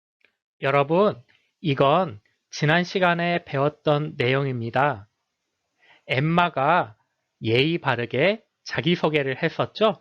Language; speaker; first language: Korean; native; Korean